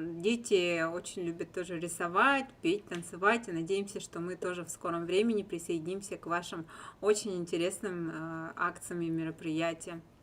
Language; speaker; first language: Russian; native; Russian